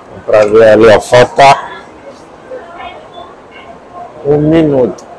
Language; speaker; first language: Portuguese; non-native, learner; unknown